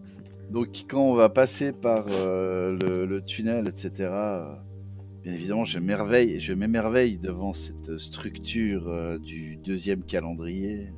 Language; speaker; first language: French; native; French